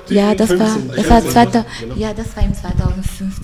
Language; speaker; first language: German; non-native, fluent; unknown